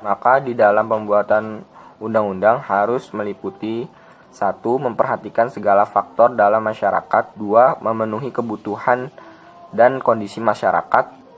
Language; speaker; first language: Indonesian; native; Indonesian